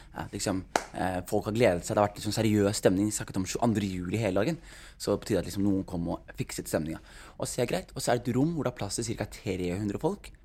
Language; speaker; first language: Norwegian; early bilingual, other home language; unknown